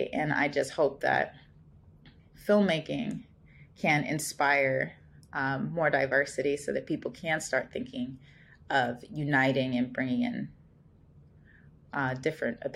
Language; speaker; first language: English; native; English